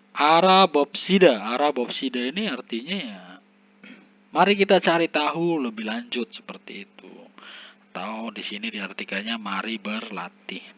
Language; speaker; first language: Indonesian; native; Indonesian